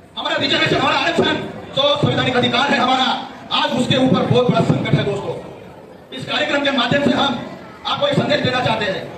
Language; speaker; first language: Hindi; non-native, local second language; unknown